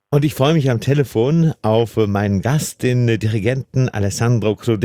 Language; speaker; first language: German; native; German